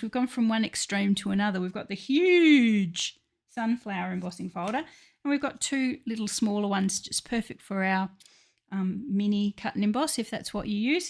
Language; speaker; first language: English; native; English